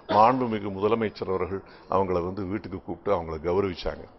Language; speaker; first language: Tamil; native; Tamil